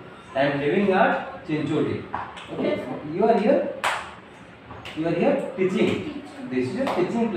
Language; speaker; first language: English; non-native, learner; Hindi